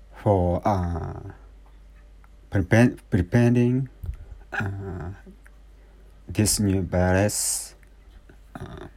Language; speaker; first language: English; non-native, learner; Japanese